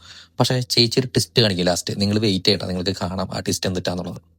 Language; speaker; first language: Malayalam; native; Malayalam